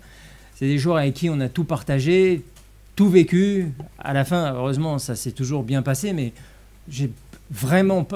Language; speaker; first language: French; native; French